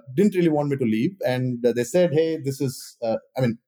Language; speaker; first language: English; non-native, local second language; Kannada